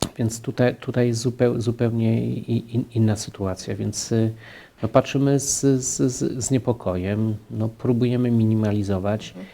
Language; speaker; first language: Polish; native; Polish